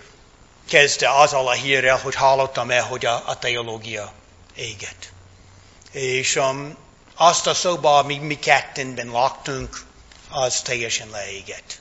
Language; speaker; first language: Hungarian; non-native, fluent; English